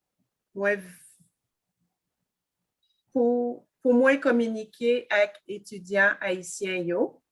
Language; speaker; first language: Haitian Creole; non-native, learner; French